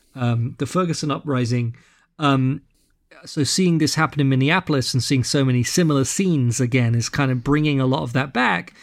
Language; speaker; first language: English; native; English